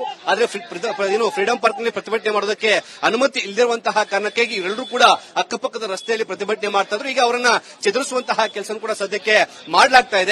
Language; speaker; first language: Kannada; native; Kannada